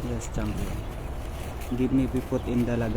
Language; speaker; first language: English; non-native, local second language; Filipino